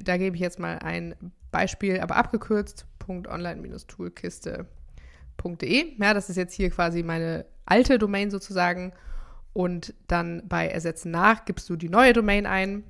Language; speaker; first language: German; native; German